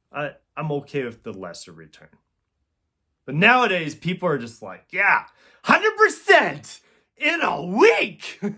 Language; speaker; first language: English; native; English